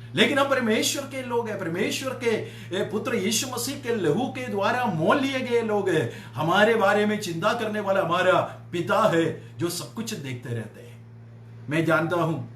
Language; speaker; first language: Hindi; non-native, local second language; Malayalam